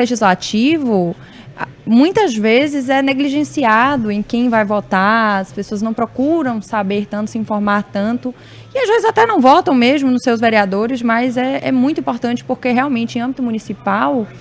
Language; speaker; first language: Portuguese; native; Portuguese